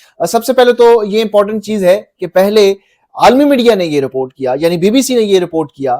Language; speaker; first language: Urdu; native; Urdu